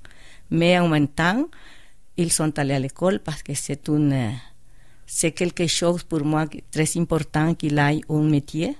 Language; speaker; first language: French; non-native, fluent; Spanish